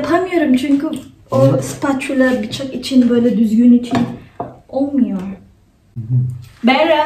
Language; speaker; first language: Turkish; non-native, learner; Filipino